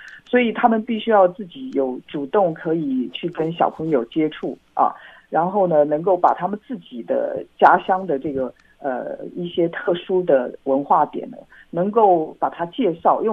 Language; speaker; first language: Chinese; native; Chinese